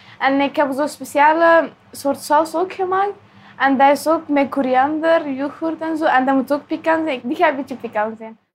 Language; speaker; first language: Dutch; non-native, fluent; Persian